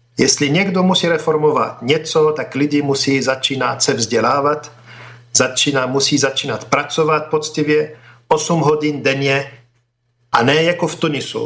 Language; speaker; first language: Czech; non-native, fluent; Arabic